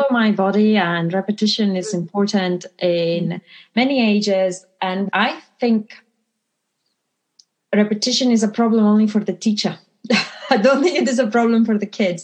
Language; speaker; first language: English; non-native, fluent; Greek